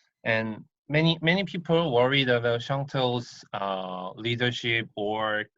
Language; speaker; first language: English; non-native, learner; Korean